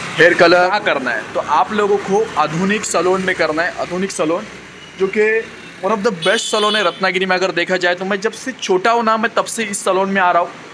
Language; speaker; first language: Hindi; non-native, local second language; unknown